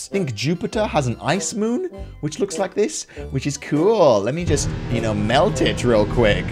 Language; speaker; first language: English; native; English